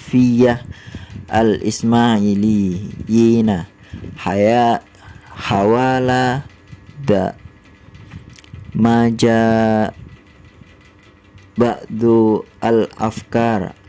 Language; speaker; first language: Arabic; non-native, learner; Indonesian